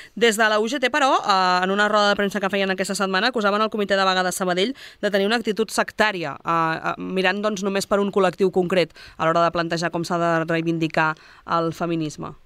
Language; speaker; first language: Catalan; native; Catalan